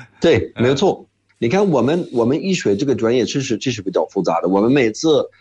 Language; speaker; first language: Chinese; non-native, fluent; Arabic